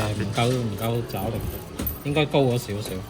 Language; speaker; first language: Chinese; native; Chinese